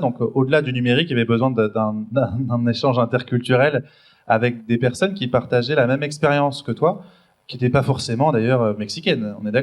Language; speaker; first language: French; native; French